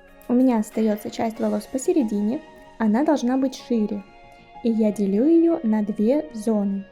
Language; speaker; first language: Russian; native; Russian